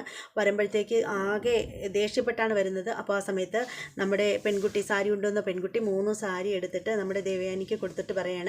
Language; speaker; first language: Malayalam; native; Malayalam